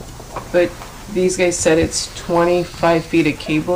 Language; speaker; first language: English; native; English